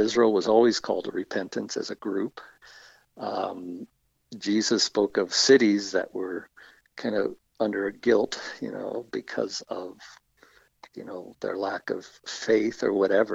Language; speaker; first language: English; native; English